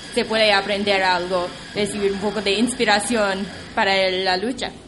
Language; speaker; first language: Spanish; non-native, fluent; English